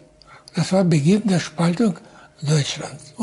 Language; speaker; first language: German; non-native, fluent; Russian